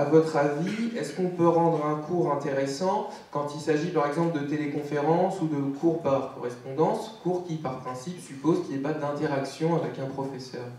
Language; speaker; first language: French; native; French